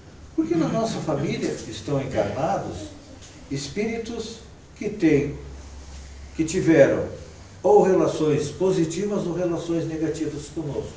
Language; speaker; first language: Portuguese; native; Portuguese